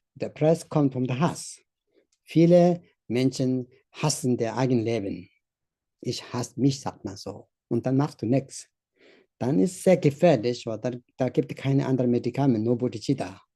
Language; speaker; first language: German; non-native, learner; Tibetan